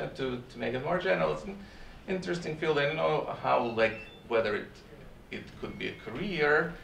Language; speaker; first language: English; non-native, fluent; Russian